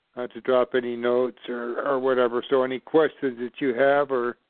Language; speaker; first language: English; native; English